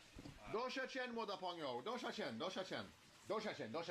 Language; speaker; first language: Chinese; non-native, learner; English